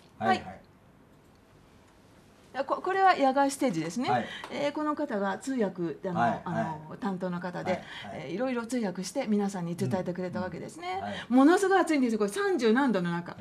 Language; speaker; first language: Japanese; native; Japanese